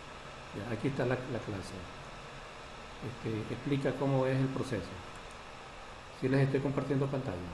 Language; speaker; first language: Spanish; native; Spanish